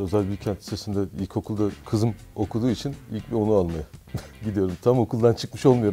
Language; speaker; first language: Turkish; native; Turkish